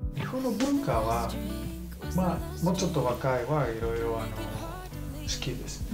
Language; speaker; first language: Japanese; non-native, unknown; Greek